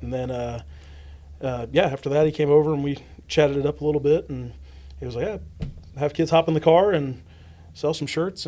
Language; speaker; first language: English; native; English